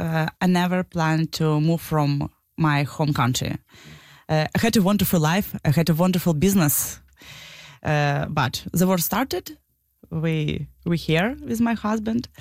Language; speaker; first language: English; non-native, learner; Ukrainian